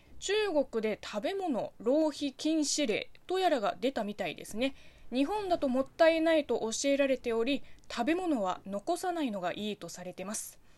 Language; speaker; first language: Japanese; non-native, fluent; Chinese